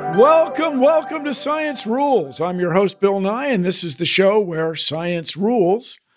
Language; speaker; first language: English; native; English